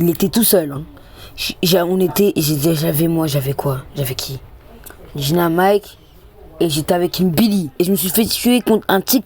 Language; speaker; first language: French; native; French